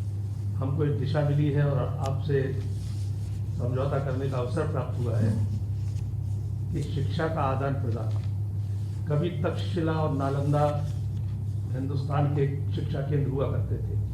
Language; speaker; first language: Hindi; native; Hindi